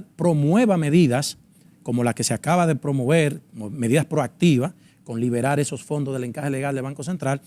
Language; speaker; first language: Spanish; native; Spanish